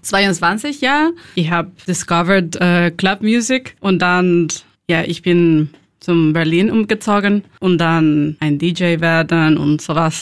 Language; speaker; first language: German; non-native, learner; Spanish